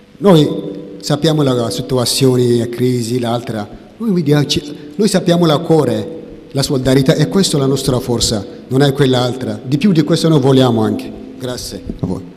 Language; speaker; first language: Italian; non-native, learner; Tigrinya